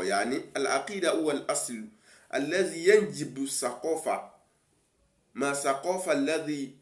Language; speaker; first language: Arabic; non-native, learner; Yoruba